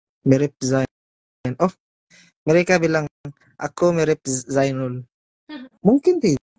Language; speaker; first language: Indonesian; non-native, learner; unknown